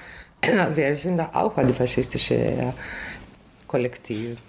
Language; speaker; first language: German; non-native, fluent; Greek